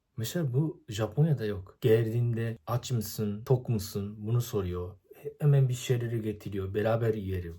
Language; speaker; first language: Turkish; non-native, fluent; Japanese